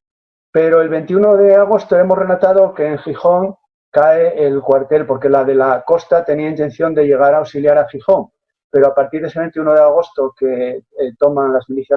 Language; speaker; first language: Spanish; native; Spanish